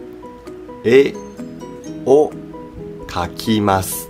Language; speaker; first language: Japanese; native; Japanese